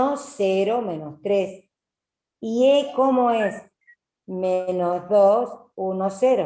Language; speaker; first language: Spanish; native; Spanish